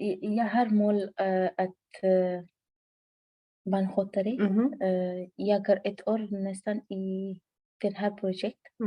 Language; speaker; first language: Swedish; non-native, learner; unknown